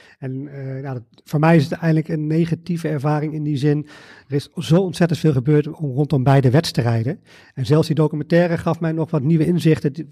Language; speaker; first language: Dutch; native; Dutch